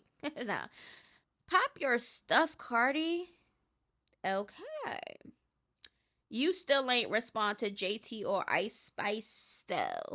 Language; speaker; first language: English; native; English